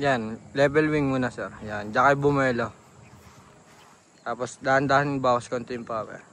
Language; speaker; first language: Filipino; native; Filipino